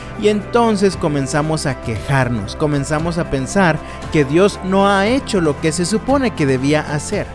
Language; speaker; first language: Spanish; native; Spanish